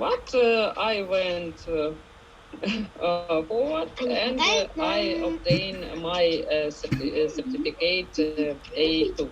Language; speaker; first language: English; non-native, fluent; Ukrainian